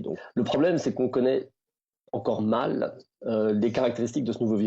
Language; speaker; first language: French; native; French